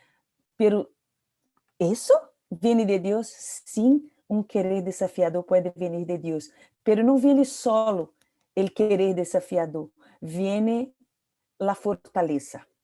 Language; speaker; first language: Portuguese; non-native, learner; Spanish